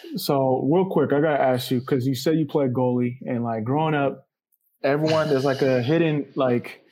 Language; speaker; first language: English; native; English